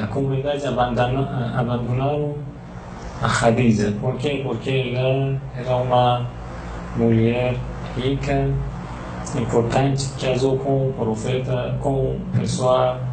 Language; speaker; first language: Portuguese; non-native, learner; Persian